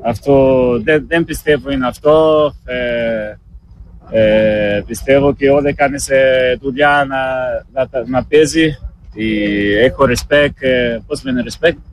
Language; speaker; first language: Greek; non-native, learner; Portuguese